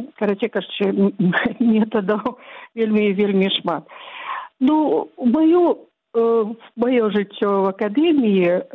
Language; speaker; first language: Belarusian; non-native, local second language; Russian